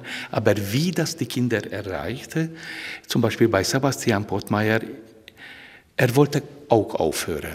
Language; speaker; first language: German; non-native, fluent; Hungarian